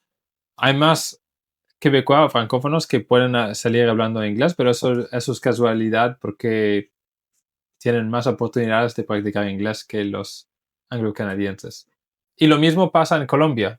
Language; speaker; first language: Spanish; non-native, fluent; English